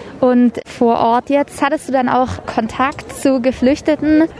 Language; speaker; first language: German; native; German